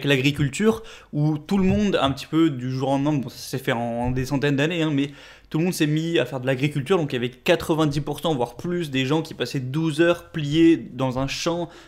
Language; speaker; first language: French; native; French